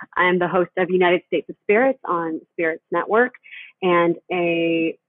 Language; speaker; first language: English; early bilingual, other home language; Spanish